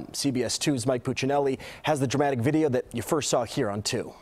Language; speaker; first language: English; native; English